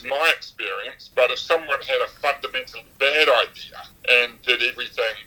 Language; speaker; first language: English; native; English